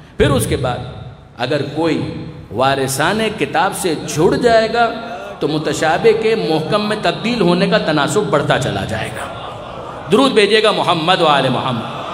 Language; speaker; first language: Urdu; non-native, local second language; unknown